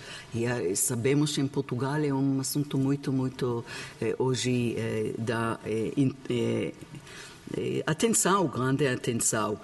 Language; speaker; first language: Portuguese; non-native, learner; Hebrew